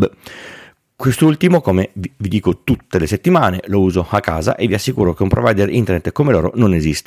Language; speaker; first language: Italian; native; Italian